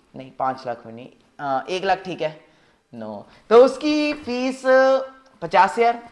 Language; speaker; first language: Hindi; native; Hindi